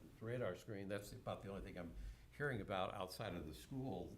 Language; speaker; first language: English; native; English